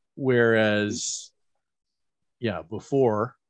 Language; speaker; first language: English; native; English